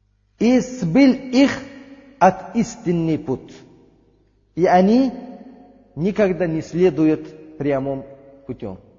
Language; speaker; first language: Russian; non-native, learner; Uzbek